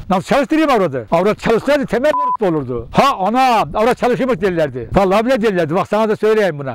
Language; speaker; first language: Turkish; native; Turkish